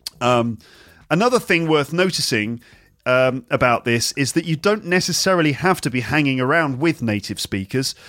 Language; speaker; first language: English; native; English